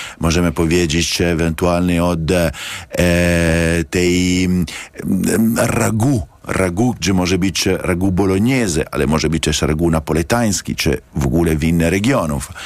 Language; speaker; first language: Polish; non-native, learner; Italian